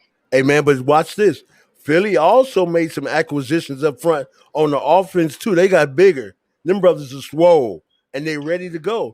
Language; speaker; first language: English; native; English